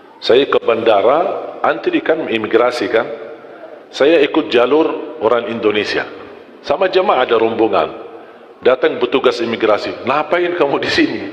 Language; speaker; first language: Malay; non-native, fluent; Arabic